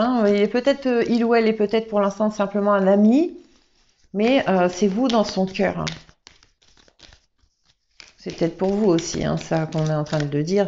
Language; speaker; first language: French; native; French